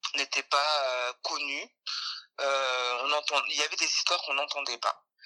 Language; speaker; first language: French; native; French